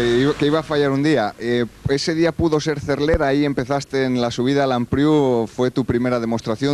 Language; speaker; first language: Spanish; native; Spanish